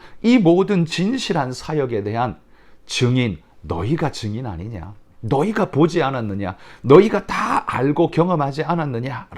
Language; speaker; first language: Korean; native; Korean